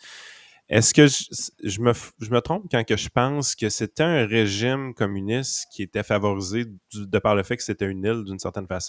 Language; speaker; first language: French; native; French